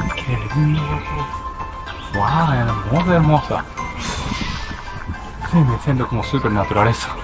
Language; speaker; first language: Spanish; non-native, learner; Japanese